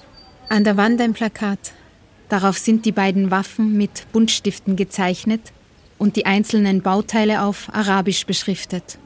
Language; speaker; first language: German; native; German